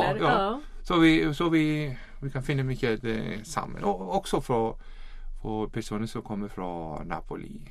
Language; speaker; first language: Swedish; non-native, learner; Icelandic